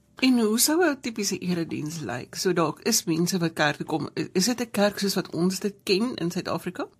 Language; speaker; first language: Afrikaans; native; Afrikaans